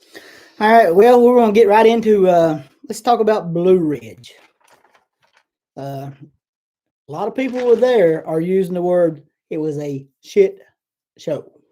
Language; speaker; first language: English; native; English